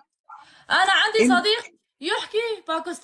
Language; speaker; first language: Arabic; non-native, learner; Kurdish